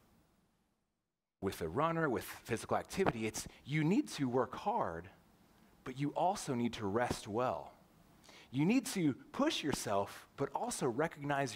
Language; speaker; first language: English; native; English